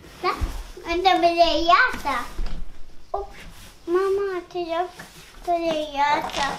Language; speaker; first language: Romanian; early bilingual, heritage; Romanian